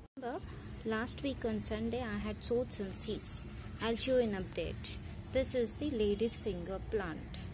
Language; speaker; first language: English; non-native, local second language; Telugu